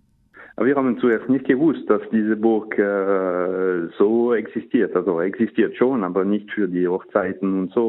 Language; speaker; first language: German; non-native, local second language; French